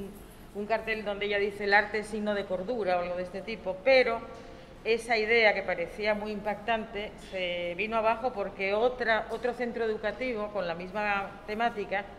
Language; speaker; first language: Spanish; native; Spanish